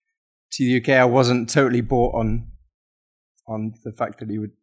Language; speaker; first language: English; native; English